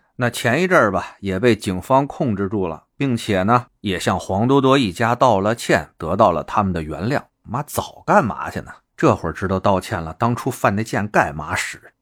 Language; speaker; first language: Chinese; native; Chinese